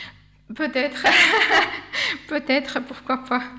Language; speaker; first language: French; non-native, fluent; Armenian